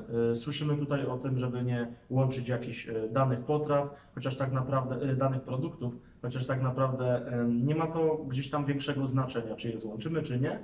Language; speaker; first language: Polish; native; Polish